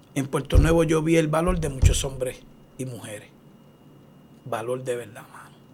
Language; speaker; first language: Spanish; native; Spanish